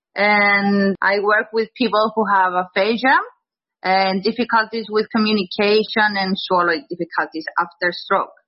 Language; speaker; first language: English; non-native, fluent; Greek